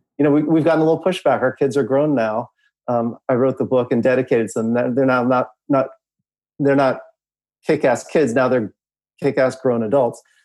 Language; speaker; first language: English; native; English